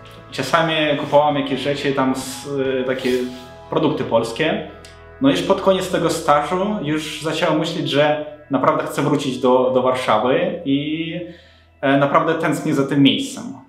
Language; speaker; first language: Polish; non-native, fluent; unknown